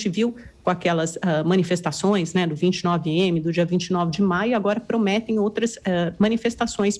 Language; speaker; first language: Portuguese; native; Portuguese